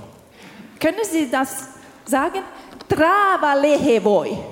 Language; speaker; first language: German; non-native, learner; Finnish